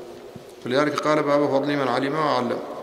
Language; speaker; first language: Arabic; native; Arabic